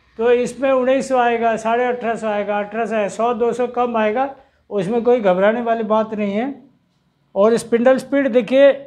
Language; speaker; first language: Hindi; non-native, local second language; Odia